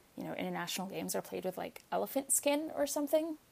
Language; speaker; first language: English; non-native, fluent; Arabic